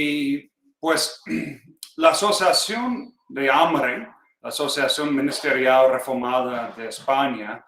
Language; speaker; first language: Spanish; non-native, fluent; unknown